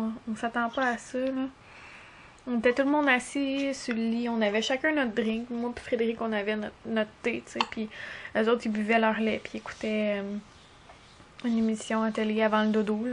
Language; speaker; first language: French; native; French